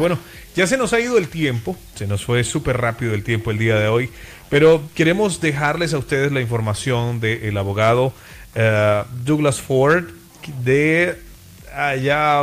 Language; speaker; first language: Spanish; native; Spanish